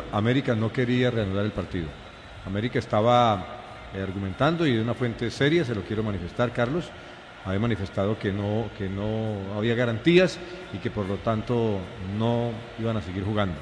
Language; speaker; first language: Spanish; native; Spanish